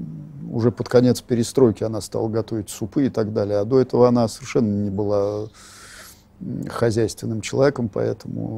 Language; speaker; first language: Russian; native; Russian